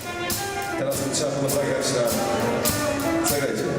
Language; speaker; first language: Polish; non-native, fluent; Russian